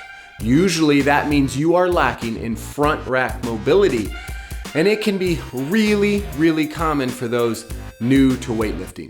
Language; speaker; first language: English; native; English